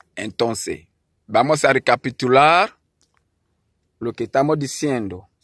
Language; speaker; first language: Spanish; non-native, learner; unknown